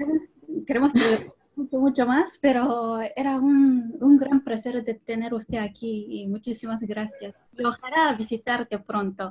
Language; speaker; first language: Spanish; non-native, learner; Japanese